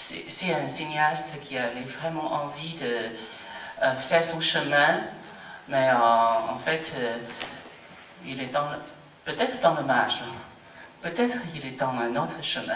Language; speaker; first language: French; non-native, fluent; Chinese